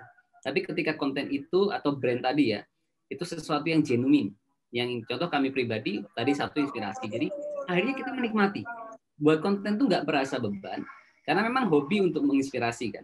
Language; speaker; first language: Indonesian; native; Indonesian